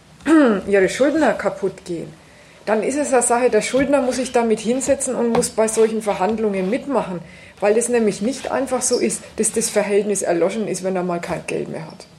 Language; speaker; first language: German; native; German